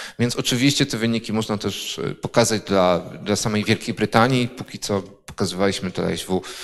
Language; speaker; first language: Polish; native; Polish